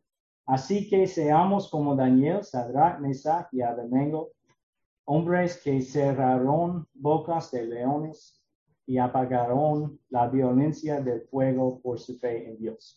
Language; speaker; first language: Spanish; non-native, learner; English